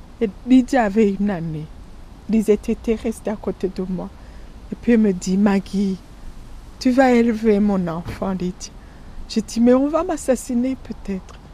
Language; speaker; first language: French; non-native, local second language; Rundi